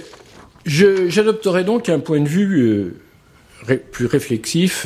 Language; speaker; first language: French; native; French